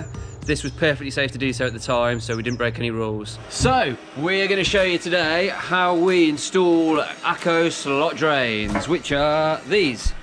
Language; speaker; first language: English; native; English